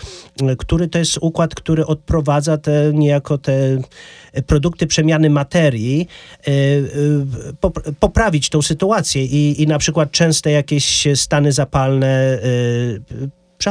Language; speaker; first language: Polish; native; Polish